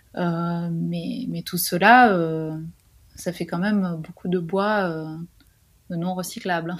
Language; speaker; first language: French; non-native, fluent; Italian